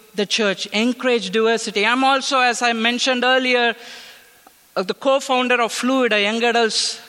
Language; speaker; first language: English; non-native, local second language; Tamil